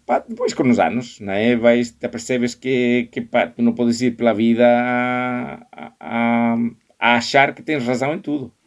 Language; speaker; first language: Portuguese; non-native, fluent; Spanish